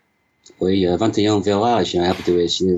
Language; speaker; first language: French; non-native, learner; English